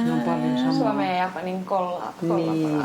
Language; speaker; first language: Finnish; non-native, learner; Japanese